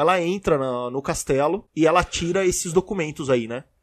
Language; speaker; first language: Portuguese; native; Portuguese